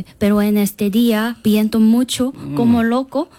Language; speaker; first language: Spanish; non-native, learner; Korean